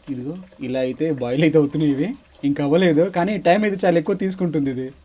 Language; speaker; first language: Telugu; native; Telugu